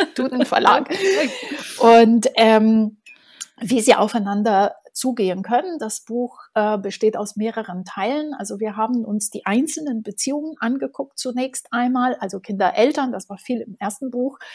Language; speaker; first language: German; non-native, fluent; Romanian